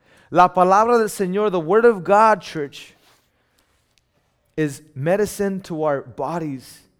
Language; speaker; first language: English; early bilingual, other home language; Spanish